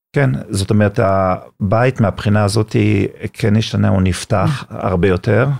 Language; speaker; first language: Hebrew; non-native, fluent; German